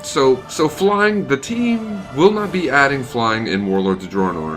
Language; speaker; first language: English; native; English